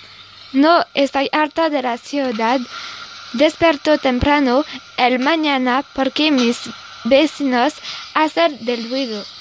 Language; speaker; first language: Spanish; non-native, learner; French